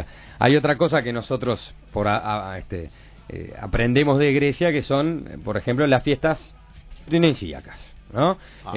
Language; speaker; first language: Spanish; native; Spanish